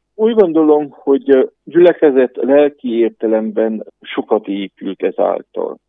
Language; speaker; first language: Hungarian; native; Hungarian